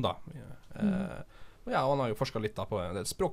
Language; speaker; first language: Norwegian; native; Norwegian